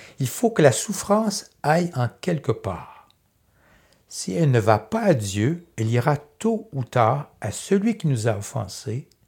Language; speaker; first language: French; native; French